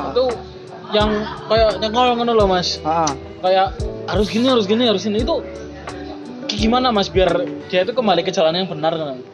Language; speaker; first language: Indonesian; native; Indonesian